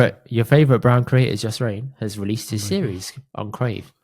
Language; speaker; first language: English; early bilingual, other home language; Punjabi